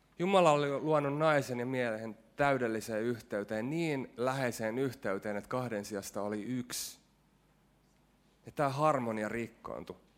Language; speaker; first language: Finnish; native; Finnish